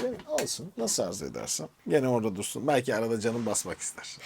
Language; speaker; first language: Turkish; native; Turkish